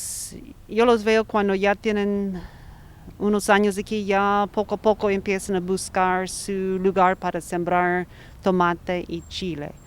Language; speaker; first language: Spanish; non-native, fluent; English